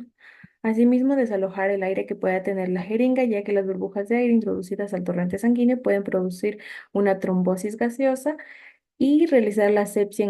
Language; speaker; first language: Spanish; native; Spanish